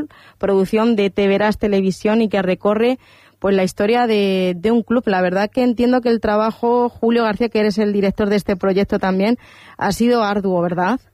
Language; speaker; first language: Spanish; native; Spanish